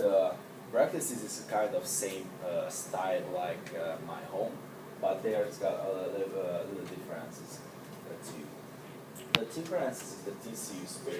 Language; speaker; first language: English; non-native, learner; Hungarian